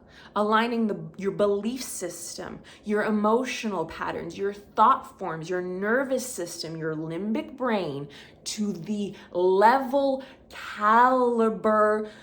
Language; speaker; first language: English; native; English